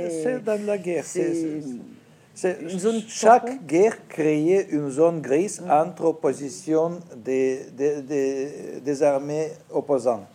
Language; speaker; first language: French; non-native, fluent; Russian